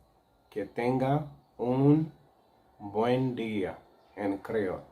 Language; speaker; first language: Spanish; non-native, local second language; Haitian Creole